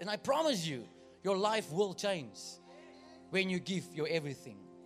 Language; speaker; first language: English; non-native, local second language; Afrikaans